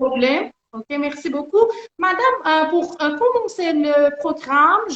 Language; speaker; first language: French; non-native, learner; Persian